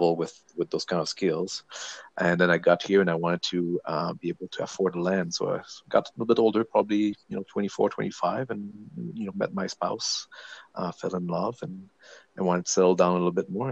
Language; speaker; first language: English; non-native, fluent; French